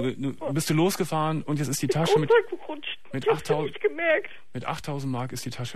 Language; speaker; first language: German; native; German